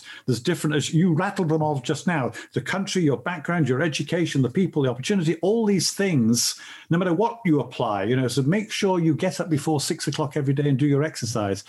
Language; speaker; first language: English; native; English